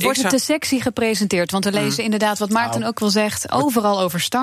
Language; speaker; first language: Dutch; native; Dutch